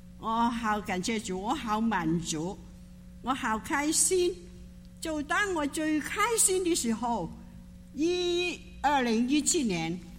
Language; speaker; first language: Chinese; non-native, local second language; Cantonese